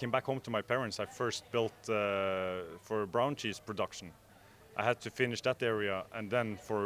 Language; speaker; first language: English; non-native, fluent; Norwegian